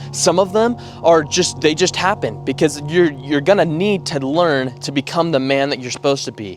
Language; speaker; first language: English; native; English